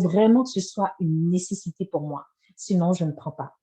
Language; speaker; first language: French; native; French